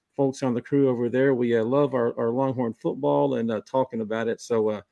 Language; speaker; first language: English; native; English